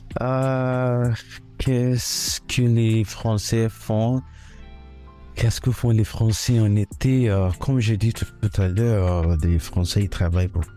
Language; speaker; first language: French; non-native, fluent; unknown